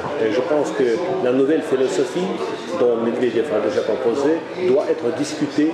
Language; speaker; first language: French; non-native, fluent; Russian